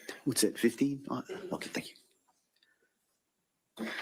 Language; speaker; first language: English; native; English